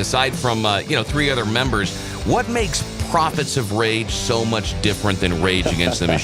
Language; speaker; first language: English; native; English